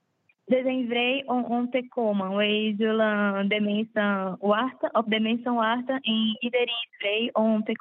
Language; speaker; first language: Dutch; non-native, fluent; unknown